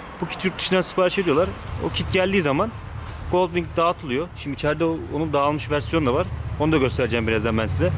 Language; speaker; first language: Turkish; native; Turkish